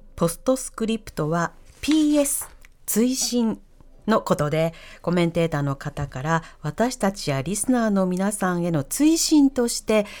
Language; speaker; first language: Japanese; native; Japanese